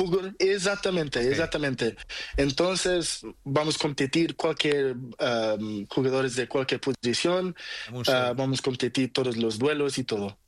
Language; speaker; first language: Spanish; non-native, learner; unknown